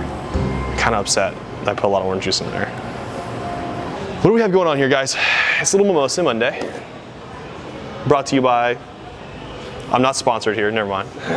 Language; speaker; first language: English; native; English